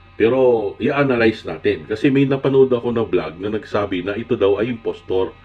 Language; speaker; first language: Filipino; non-native, local second language; Iloko